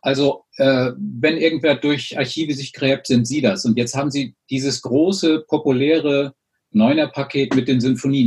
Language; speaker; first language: German; native; German